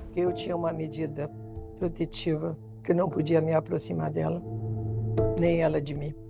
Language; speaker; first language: Portuguese; non-native, fluent; French